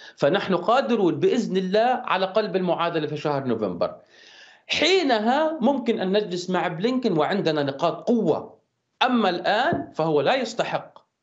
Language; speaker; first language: Arabic; native; Arabic